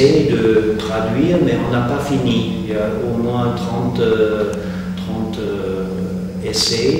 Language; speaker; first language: French; non-native, fluent; German